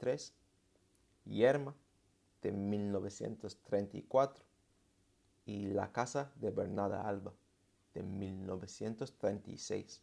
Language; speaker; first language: Spanish; non-native, fluent; English